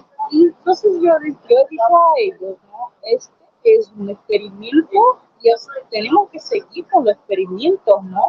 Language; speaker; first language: Spanish; non-native, learner; Portuguese